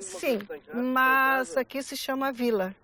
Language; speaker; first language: Portuguese; early bilingual, other home language; Galician